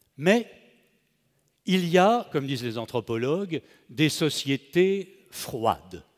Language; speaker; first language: French; native; French